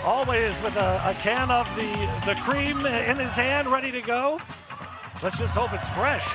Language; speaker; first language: English; native; English